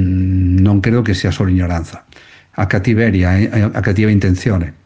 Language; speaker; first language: Italian; non-native, fluent; Spanish